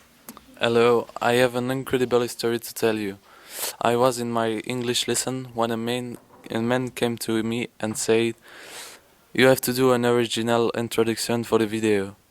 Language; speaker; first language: English; non-native, learner; French